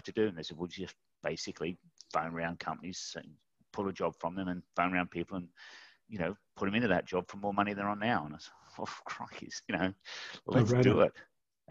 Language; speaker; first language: English; native; English